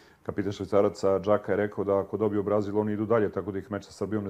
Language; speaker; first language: Serbian; native; Serbian